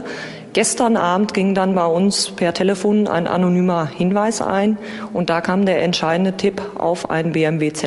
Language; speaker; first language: German; native; German